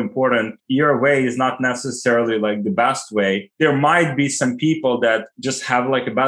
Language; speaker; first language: English; non-native, fluent; Ukrainian